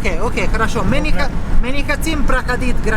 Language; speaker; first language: Russian; non-native, learner; English